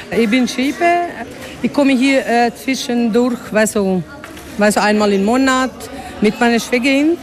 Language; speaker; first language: German; non-native, learner; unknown